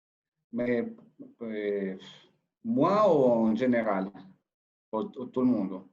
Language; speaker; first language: French; non-native, fluent; Spanish